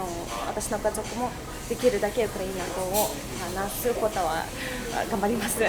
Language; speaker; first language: Japanese; non-native, fluent; Russian